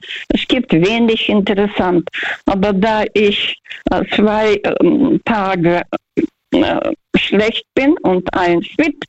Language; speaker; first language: German; non-native, fluent; Russian